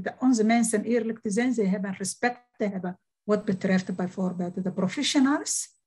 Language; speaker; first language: Dutch; non-native, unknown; Somali